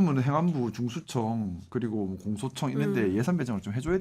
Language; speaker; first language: Korean; native; Korean